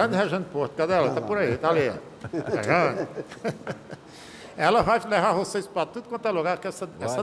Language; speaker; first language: Portuguese; native; Portuguese